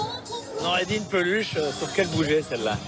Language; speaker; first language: French; native; French